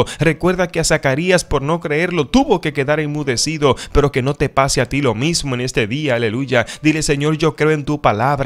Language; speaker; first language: Spanish; native; Spanish